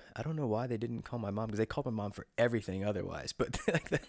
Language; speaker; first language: English; native; English